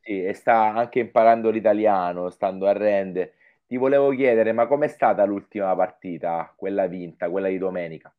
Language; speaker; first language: Italian; native; Italian